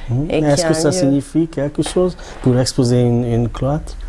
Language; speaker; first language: French; non-native, learner; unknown